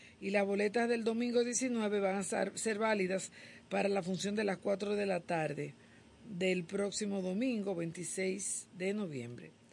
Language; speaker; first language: Spanish; native; Spanish